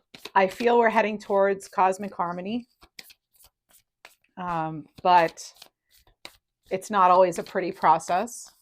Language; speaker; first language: English; native; English